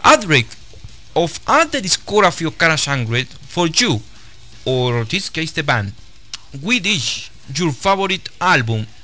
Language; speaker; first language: English; non-native, learner; Spanish